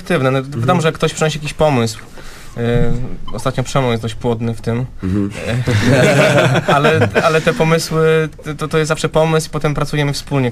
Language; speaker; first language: Polish; native; Polish